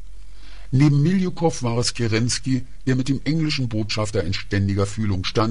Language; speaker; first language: German; native; German